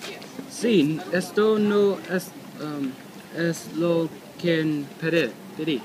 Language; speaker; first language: Spanish; non-native, learner; English